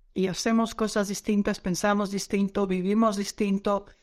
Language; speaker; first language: Spanish; non-native, fluent; Dutch